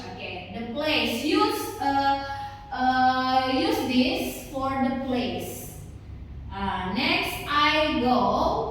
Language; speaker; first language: English; non-native, learner; Indonesian